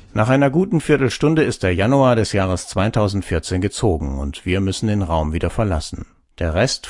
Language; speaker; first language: German; native; German